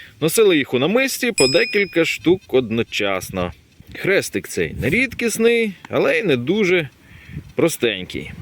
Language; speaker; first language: Ukrainian; native; Ukrainian